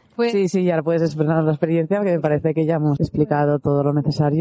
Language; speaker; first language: Spanish; native; Spanish